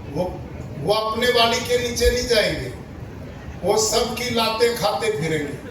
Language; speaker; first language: Hindi; native; Hindi